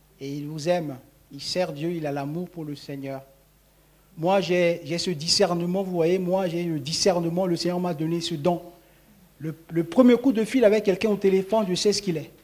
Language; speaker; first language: French; non-native, local second language; Sango